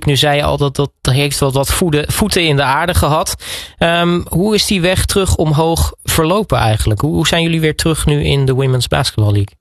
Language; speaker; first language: Dutch; native; Dutch